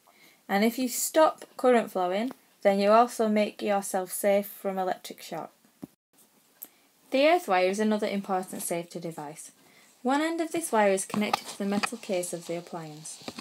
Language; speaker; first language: English; native; English